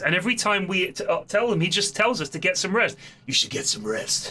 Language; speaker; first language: English; native; English